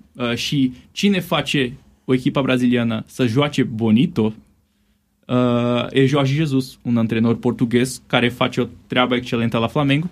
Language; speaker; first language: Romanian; non-native, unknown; Portuguese